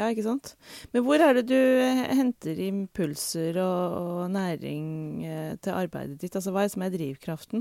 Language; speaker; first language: Norwegian; native; Norwegian